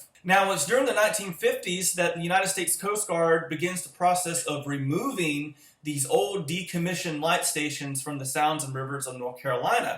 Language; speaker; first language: English; native; English